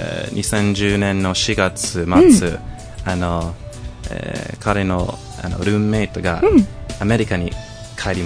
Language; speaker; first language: Japanese; non-native, fluent; English